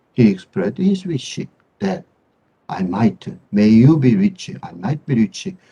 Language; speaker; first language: English; non-native, fluent; Korean